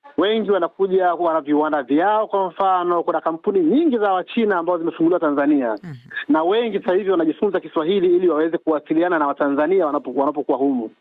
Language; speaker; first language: Swahili; native; Swahili